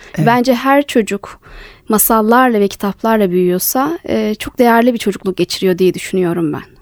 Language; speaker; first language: Turkish; native; Turkish